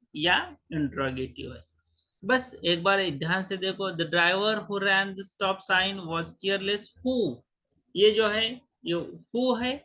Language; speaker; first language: Hindi; non-native, local second language; Marathi